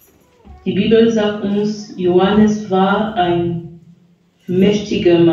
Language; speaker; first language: German; non-native, fluent; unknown